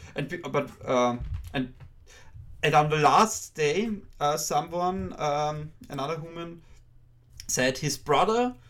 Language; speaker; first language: English; non-native, fluent; German